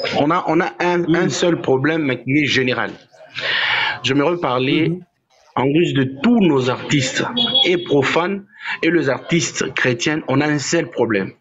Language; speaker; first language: French; non-native, local second language; Lingala